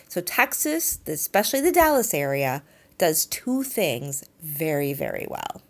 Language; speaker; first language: English; native; English